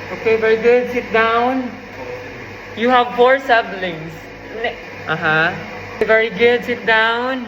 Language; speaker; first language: English; non-native, fluent; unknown